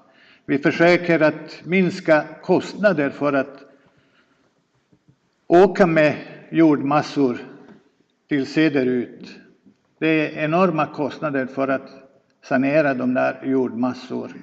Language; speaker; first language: Swedish; non-native, fluent; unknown